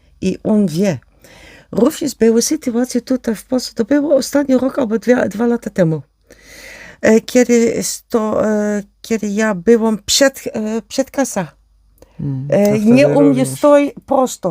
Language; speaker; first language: Polish; non-native, learner; Dutch